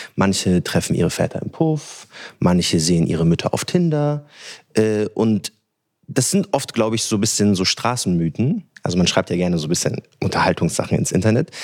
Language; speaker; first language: German; early bilingual, other home language; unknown